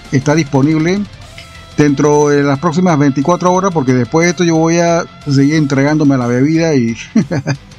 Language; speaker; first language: Spanish; native; Spanish